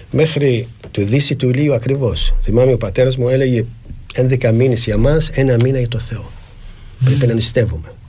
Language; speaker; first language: Greek; non-native, fluent; Arabic